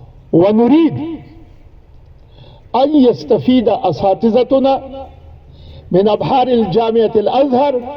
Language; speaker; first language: Arabic; non-native, fluent; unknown